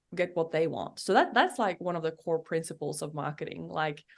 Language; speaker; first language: English; non-native, fluent; Norwegian